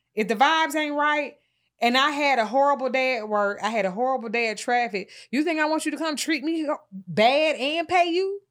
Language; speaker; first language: English; native; English